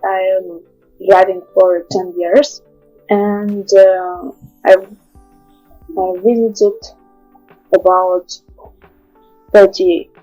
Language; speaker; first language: English; non-native, learner; Russian